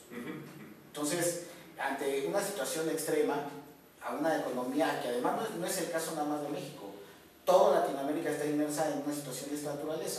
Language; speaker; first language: Spanish; native; Spanish